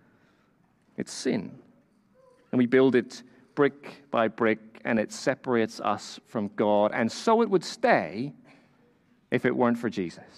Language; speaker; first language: English; native; English